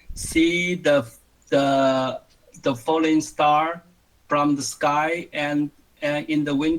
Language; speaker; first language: English; non-native, learner; Chinese